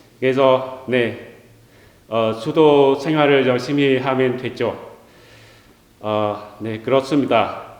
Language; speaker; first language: Korean; non-native, learner; Vietnamese